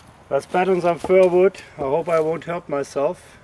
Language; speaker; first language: English; non-native, fluent; German